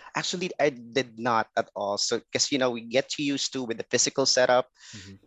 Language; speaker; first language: English; non-native, local second language; Filipino